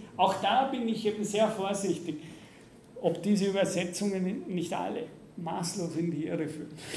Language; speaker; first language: German; native; German